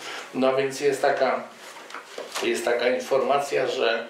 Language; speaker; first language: Polish; native; Polish